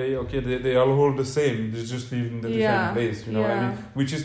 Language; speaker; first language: English; non-native, fluent; French